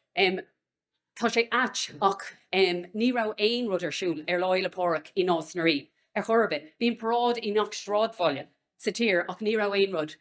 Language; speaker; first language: Irish; non-native, local second language; English